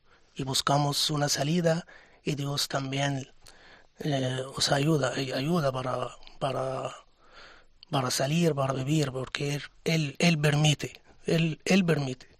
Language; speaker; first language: Spanish; non-native, fluent; Arabic